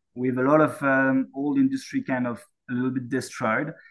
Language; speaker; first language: English; non-native, fluent; French